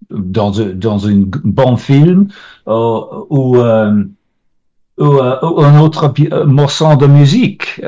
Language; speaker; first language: French; non-native, learner; English